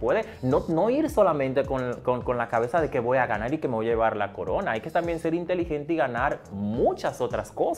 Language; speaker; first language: Spanish; native; Spanish